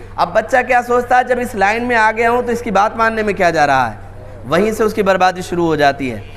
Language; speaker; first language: Urdu; native; Urdu